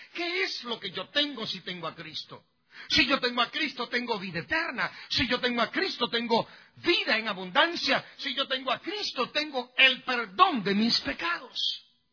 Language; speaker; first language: Spanish; native; Spanish